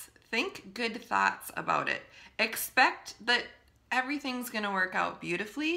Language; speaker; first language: English; native; English